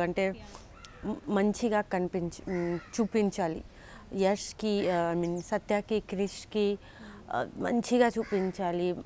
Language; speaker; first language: Telugu; non-native, learner; Bangla